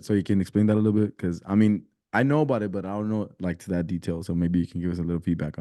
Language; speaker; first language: English; early bilingual, other home language; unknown